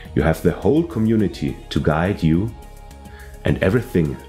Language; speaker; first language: English; non-native, fluent; German